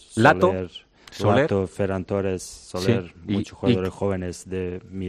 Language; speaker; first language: Spanish; non-native, learner; Serbian